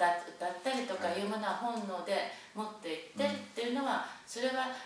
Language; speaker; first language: Japanese; native; Japanese